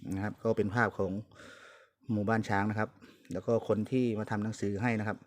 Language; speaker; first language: Thai; native; Thai